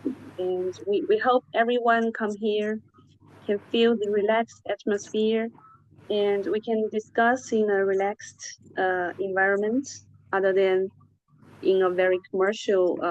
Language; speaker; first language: English; non-native, fluent; Chinese